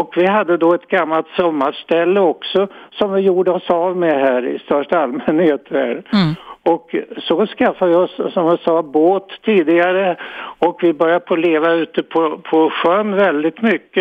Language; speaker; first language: Swedish; native; Swedish